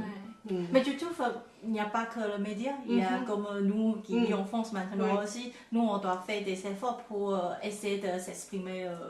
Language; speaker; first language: French; non-native, fluent; Chinese